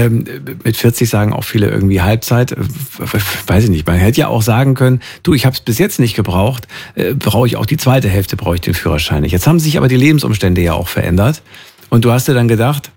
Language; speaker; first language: German; native; German